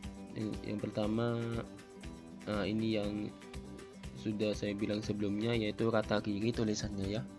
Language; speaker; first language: Indonesian; native; Indonesian